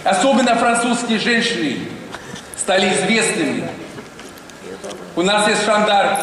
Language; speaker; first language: Russian; non-native, learner; Swedish